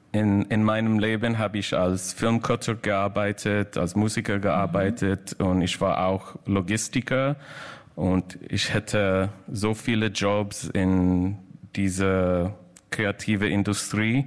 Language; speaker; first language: German; non-native, fluent; English